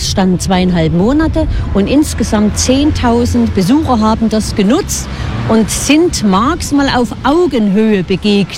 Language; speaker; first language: German; native; German